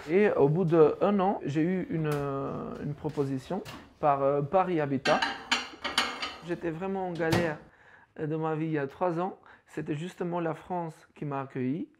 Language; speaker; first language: French; non-native, fluent; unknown